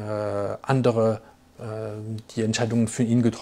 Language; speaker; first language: German; non-native, fluent; French